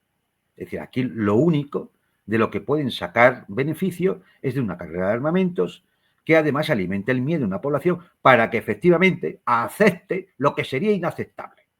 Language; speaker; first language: Spanish; native; Spanish